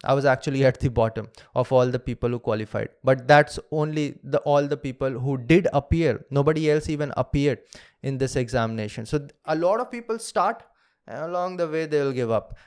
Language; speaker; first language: English; non-native, local second language; Hindi